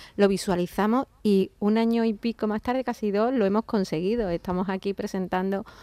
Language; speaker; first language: Spanish; native; Spanish